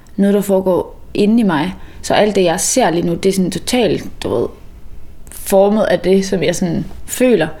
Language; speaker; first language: Danish; native; Danish